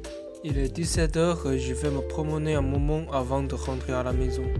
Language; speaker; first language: French; non-native, learner; Chinese